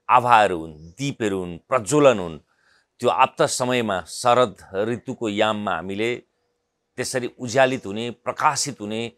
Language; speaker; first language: Nepali; native; Nepali